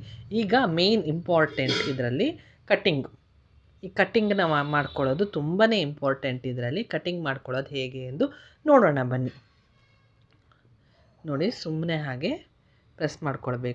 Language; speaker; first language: Kannada; native; Kannada